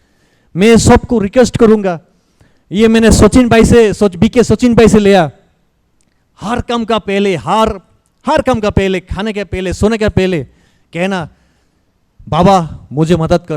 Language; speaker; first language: Hindi; non-native, learner; Bangla